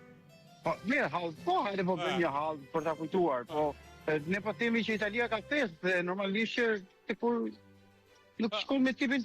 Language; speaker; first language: Albanian; native; Albanian